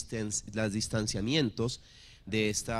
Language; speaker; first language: Spanish; native; Spanish